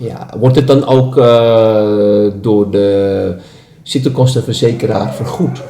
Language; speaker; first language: Dutch; non-native, fluent; Indonesian